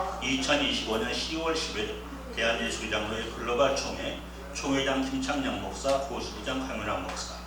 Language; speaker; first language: Korean; native; Korean